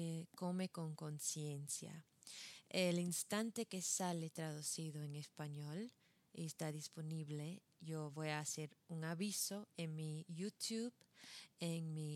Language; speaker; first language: Spanish; non-native, fluent; English